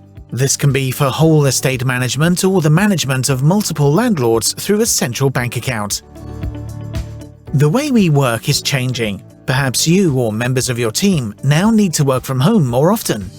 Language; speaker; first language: English; native; English